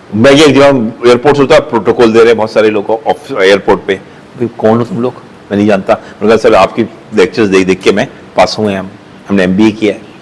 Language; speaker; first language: Urdu; native; Urdu